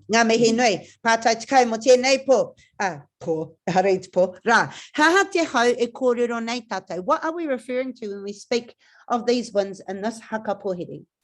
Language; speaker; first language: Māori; non-native, local second language; English